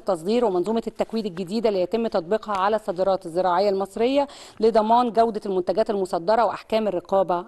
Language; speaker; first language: Arabic; native; Arabic